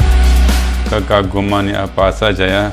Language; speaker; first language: Indonesian; non-native, fluent; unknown